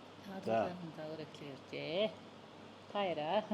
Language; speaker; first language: Mongolian; native; Mongolian